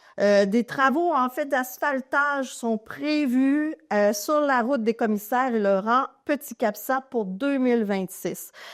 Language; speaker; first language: French; native; French